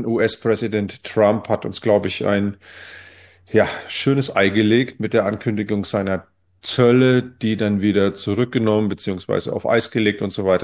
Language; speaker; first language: German; native; German